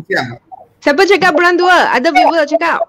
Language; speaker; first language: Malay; non-native, local second language; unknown